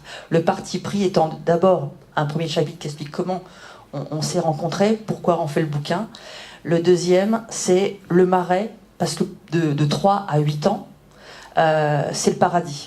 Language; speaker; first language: French; native; French